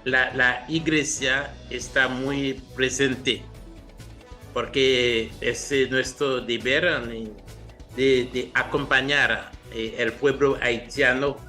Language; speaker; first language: Spanish; non-native, fluent; Haitian Creole